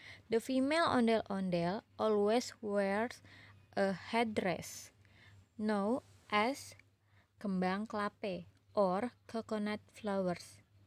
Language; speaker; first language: English; non-native, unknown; Indonesian